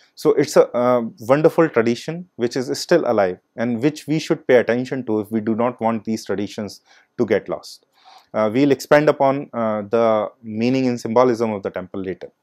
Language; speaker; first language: English; non-native, local second language; Hindi